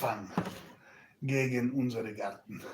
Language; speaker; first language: German; non-native, learner; Spanish